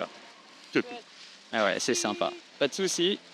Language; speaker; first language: French; native; French